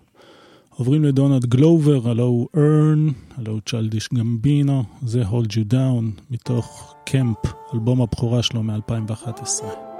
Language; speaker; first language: Hebrew; native; Hebrew